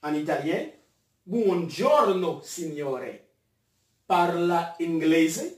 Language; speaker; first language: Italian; non-native, fluent; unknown